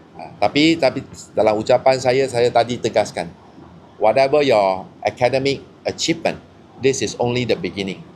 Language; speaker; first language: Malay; non-native, local second language; Chinese